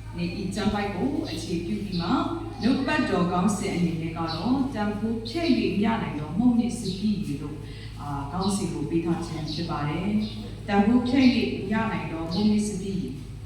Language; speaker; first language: Burmese; non-native, local second language; Kachin